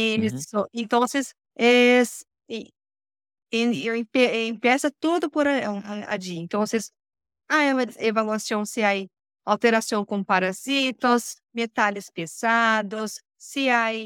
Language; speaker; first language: Spanish; non-native, learner; Portuguese